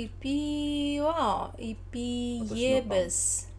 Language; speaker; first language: Japanese; non-native, learner; Tatar